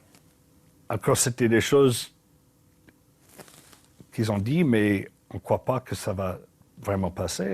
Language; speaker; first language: French; non-native, learner; English